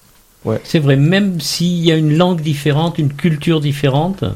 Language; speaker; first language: French; native; French